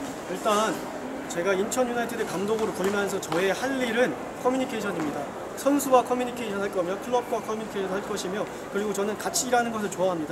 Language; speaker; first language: Korean; native; Korean